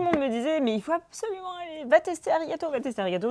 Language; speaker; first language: French; native; French